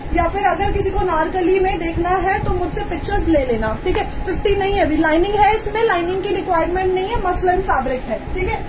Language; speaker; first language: Hindi; native; Hindi